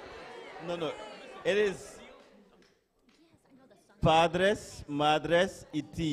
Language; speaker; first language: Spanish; non-native, fluent; English